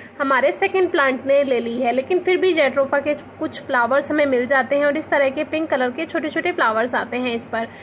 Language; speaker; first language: Hindi; native; Hindi